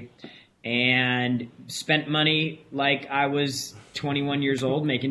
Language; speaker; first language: English; native; English